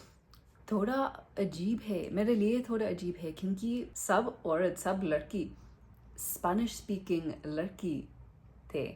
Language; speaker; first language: Hindi; non-native, learner; English